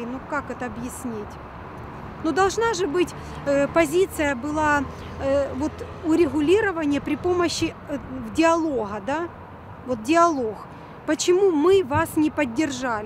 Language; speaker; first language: Russian; native; Russian